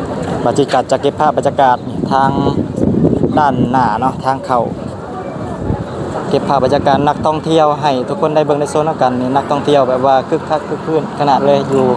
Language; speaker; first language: Thai; non-native, local second language; Northeastern Thai